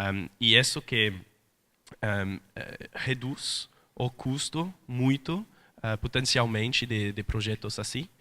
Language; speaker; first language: Portuguese; non-native, fluent; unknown